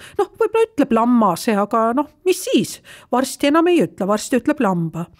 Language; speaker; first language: Estonian; native; Estonian